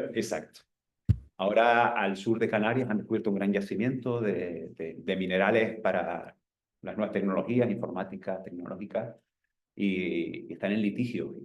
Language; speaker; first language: Spanish; native; Spanish